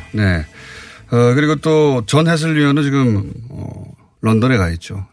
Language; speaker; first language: Korean; native; Korean